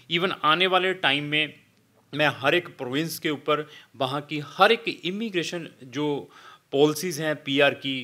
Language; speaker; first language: Hindi; non-native, local second language; Punjabi